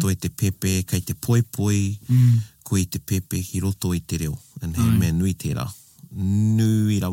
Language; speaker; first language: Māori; non-native, local second language; English